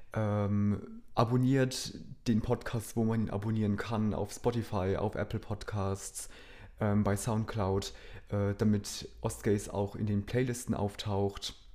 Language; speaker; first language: German; early bilingual, other home language; Polish